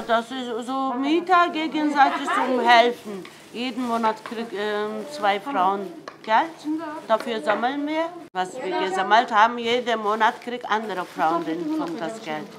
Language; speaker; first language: German; non-native, learner; Turkish